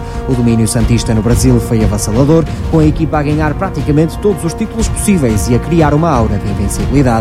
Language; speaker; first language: Portuguese; native; Portuguese